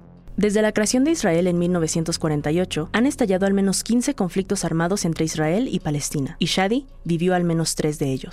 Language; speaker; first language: Spanish; native; Spanish